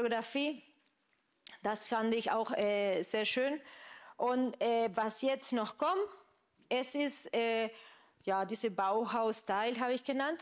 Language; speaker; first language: German; non-native, fluent; Spanish